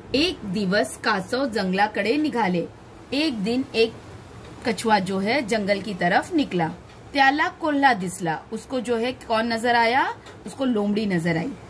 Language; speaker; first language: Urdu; native; Urdu